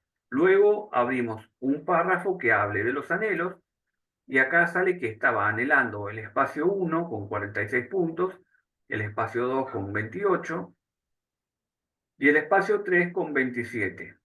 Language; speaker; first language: Spanish; native; Spanish